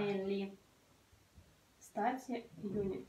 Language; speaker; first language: Italian; non-native, learner; Russian